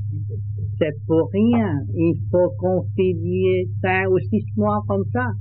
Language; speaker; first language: French; non-native, learner; Vietnamese